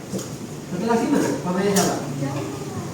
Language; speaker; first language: Indonesian; native; Indonesian